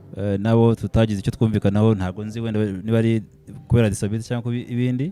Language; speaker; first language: Kinyarwanda; early bilingual, heritage; Kinyarwanda